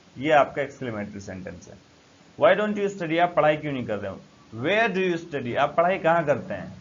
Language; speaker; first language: Urdu; native; Urdu